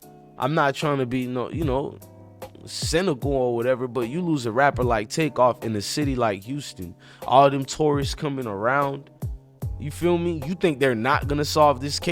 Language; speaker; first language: English; native; English